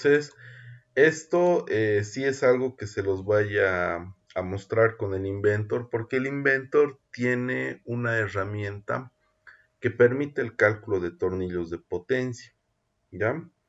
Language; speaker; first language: Spanish; native; Spanish